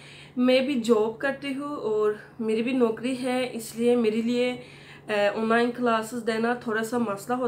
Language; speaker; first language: Hindi; non-native, fluent; Turkish